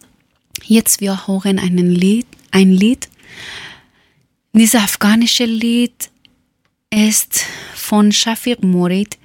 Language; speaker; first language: German; non-native, learner; Persian